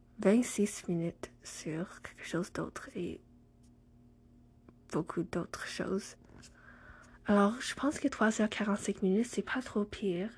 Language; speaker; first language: French; non-native, learner; English